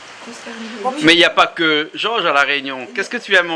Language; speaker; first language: French; native; French